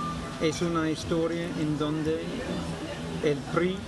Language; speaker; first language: Spanish; non-native, fluent; English